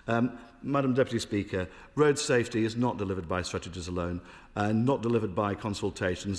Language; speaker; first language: English; native; English